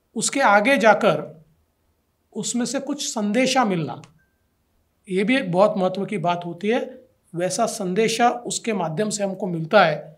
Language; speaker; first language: Hindi; non-native, local second language; Marathi